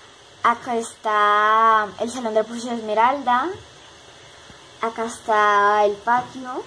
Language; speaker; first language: Spanish; native; Spanish